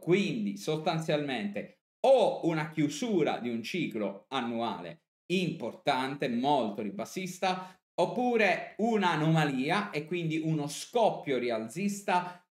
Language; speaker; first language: Italian; native; Italian